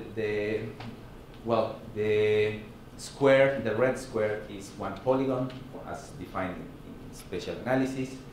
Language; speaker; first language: English; non-native, fluent; Spanish